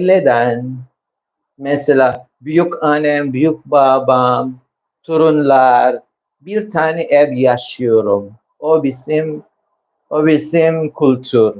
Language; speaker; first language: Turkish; non-native, learner; Filipino